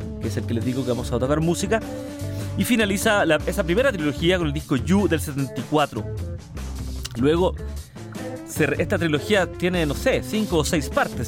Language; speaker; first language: Spanish; native; Spanish